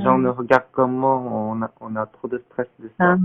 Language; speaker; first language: French; non-native, learner; Korean